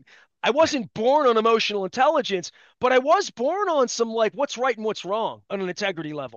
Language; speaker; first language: English; native; English